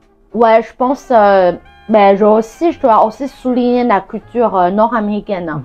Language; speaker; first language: French; non-native, fluent; Chinese